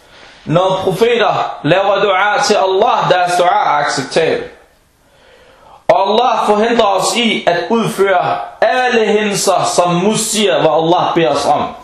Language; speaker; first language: Danish; non-native, fluent; Arabic